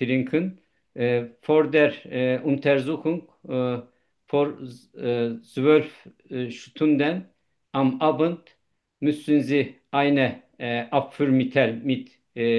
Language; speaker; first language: German; non-native, learner; Turkish